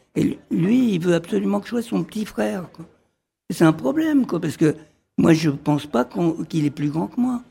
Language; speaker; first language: French; early bilingual, other home language; Arabic